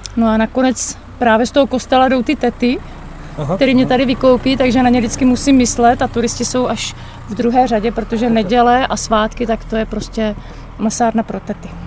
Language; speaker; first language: Czech; native; Czech